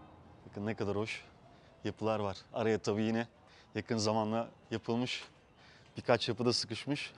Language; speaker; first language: Turkish; native; Turkish